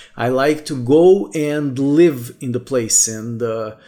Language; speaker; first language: English; non-native, fluent; Portuguese